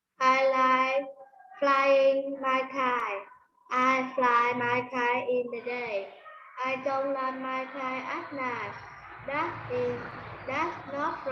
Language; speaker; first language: English; non-native, learner; Vietnamese